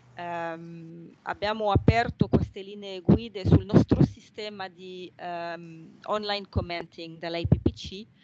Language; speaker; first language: Italian; non-native, fluent; French